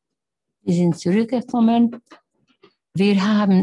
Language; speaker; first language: German; non-native, learner; Hungarian